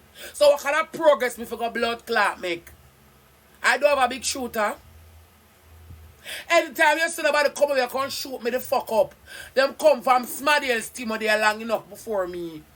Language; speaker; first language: English; non-native, local second language; Jamaican Creole English